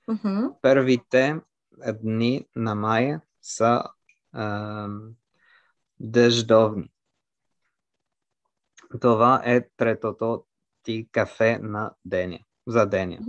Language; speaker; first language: Bulgarian; non-native, learner; French